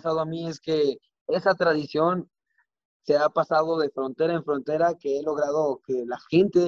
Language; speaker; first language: English; non-native, learner; Spanish